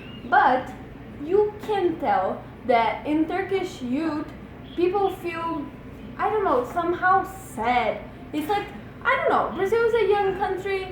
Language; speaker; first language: English; non-native, fluent; Portuguese